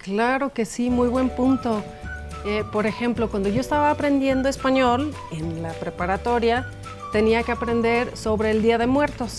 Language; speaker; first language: Spanish; non-native, fluent; English